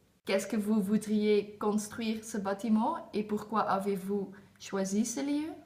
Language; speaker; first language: French; non-native, learner; Dutch